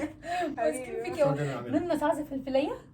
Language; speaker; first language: Arabic; native; Arabic